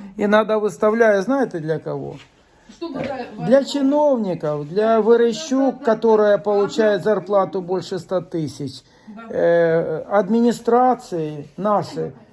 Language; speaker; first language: Ukrainian; non-native, local second language; Russian